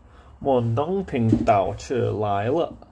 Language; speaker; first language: Chinese; non-native, learner; English